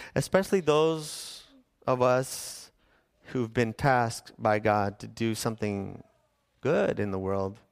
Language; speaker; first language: English; native; English